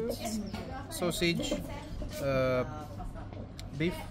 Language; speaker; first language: English; non-native, learner; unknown